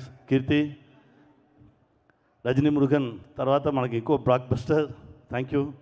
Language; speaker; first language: Telugu; non-native, learner; Tamil